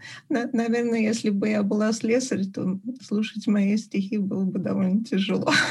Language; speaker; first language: Russian; native; Russian